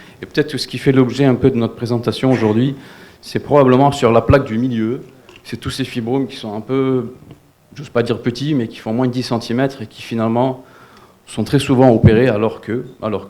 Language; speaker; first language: French; non-native, local second language; Wolof